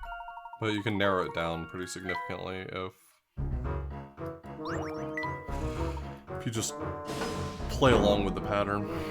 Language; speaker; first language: English; native; English